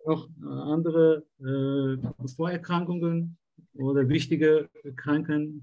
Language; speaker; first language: German; non-native, learner; Turkish